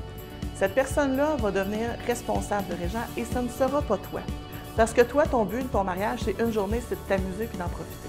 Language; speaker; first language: French; native; French